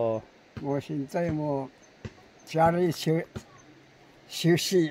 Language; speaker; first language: Chinese; non-native, local second language; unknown